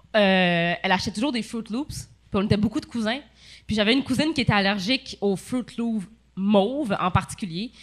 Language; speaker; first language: French; native; French